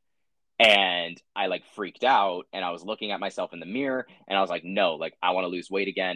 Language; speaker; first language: English; native; English